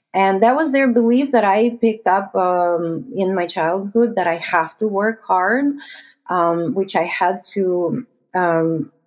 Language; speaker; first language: English; non-native, fluent; Russian